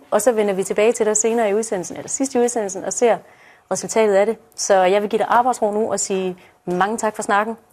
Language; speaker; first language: Danish; native; Danish